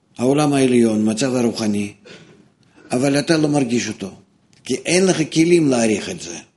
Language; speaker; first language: Hebrew; non-native, fluent; Russian